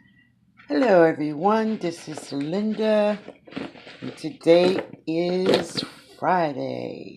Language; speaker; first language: English; native; English